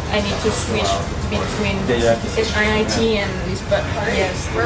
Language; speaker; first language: English; non-native, learner; Thai